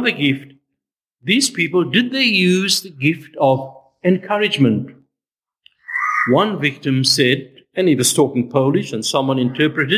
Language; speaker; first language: English; native; English